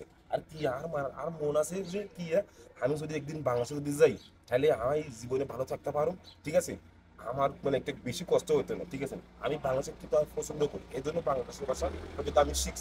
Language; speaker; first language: Bangla; non-native, learner; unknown